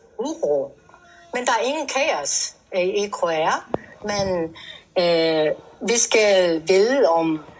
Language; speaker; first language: Danish; non-native, learner; Korean